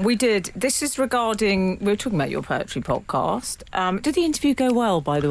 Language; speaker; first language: English; native; English